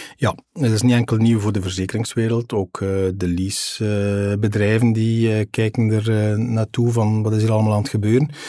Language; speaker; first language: Dutch; native; Dutch